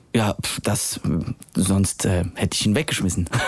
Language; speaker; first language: German; native; German